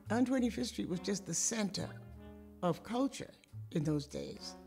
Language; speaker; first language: English; native; English